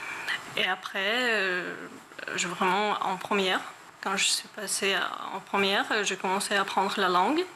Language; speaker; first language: French; non-native, learner; Ukrainian